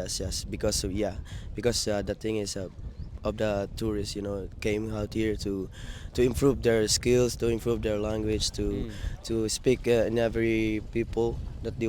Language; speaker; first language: English; non-native, local second language; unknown